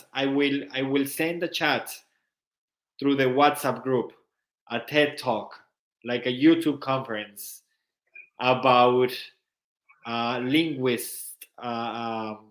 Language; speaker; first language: English; non-native, fluent; Spanish